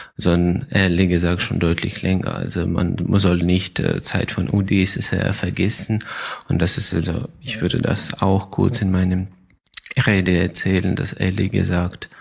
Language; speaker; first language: German; non-native, fluent; Ukrainian